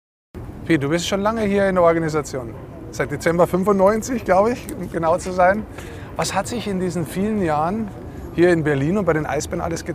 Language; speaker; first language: German; native; German